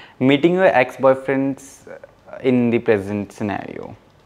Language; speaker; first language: English; non-native, local second language; Haryanvi